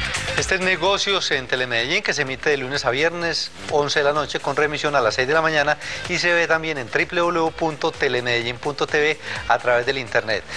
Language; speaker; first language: Spanish; native; Spanish